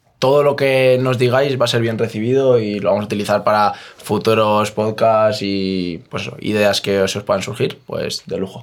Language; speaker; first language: Spanish; native; Spanish